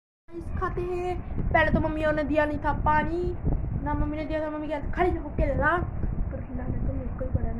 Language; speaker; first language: Hindi; native; Hindi